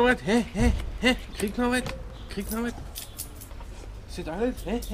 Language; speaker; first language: German; native; German